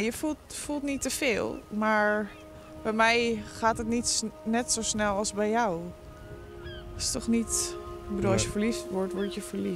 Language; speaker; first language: Dutch; native; Dutch